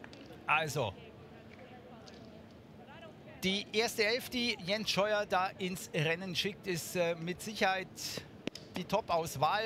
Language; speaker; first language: German; native; German